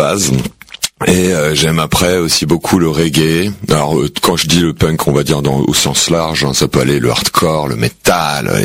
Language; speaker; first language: French; native; French